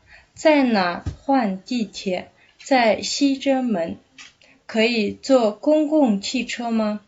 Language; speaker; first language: Chinese; non-native, fluent; Kazakh